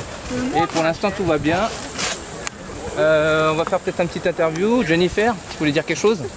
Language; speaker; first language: French; native; French